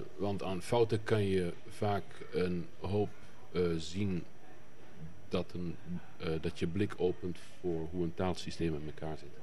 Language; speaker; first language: Dutch; native; Dutch